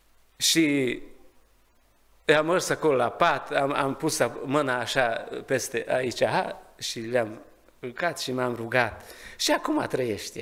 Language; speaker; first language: Romanian; non-native, learner; Hungarian